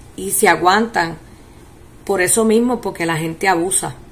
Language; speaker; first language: Spanish; early bilingual, heritage; Spanish